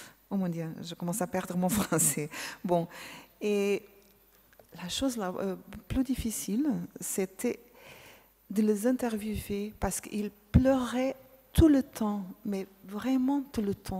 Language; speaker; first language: French; non-native, fluent; Portuguese